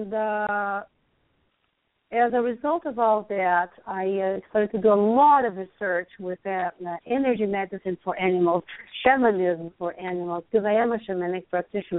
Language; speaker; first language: English; non-native, fluent; Portuguese